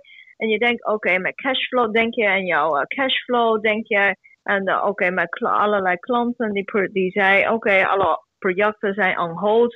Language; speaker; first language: Dutch; non-native, fluent; Chinese